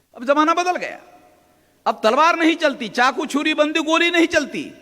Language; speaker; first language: Hindi; non-native, local second language; Marathi